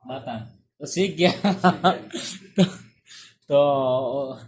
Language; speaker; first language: Hindi; non-native, local second language; Bangla